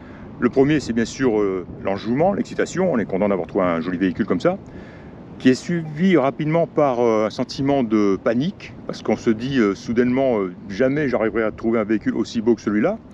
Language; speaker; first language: French; native; French